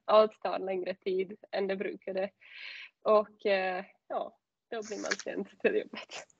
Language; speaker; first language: Swedish; non-native, fluent; Czech